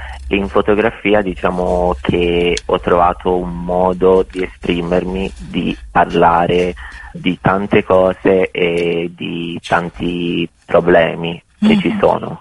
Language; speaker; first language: Italian; non-native, fluent; Bosnian